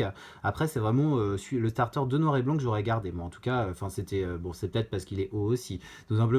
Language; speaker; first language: French; native; French